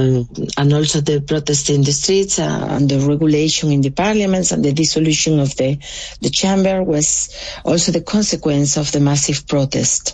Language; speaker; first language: English; non-native, local second language; Spanish